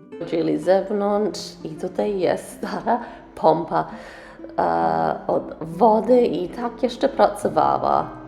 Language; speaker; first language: Polish; early bilingual, heritage; English